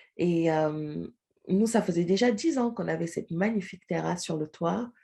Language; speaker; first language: French; non-native, local second language; Wolof